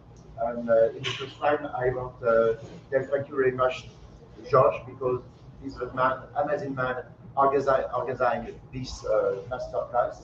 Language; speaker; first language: English; non-native, learner; French